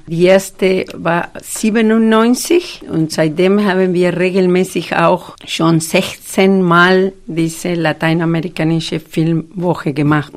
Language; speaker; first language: German; non-native, fluent; Spanish